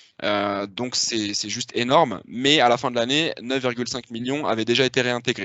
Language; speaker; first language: French; native; French